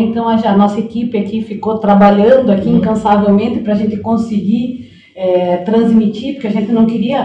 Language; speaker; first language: Portuguese; native; Portuguese